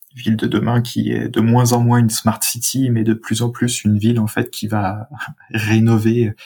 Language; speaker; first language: French; native; French